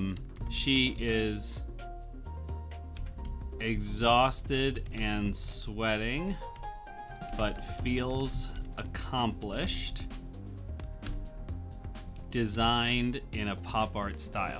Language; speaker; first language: English; native; English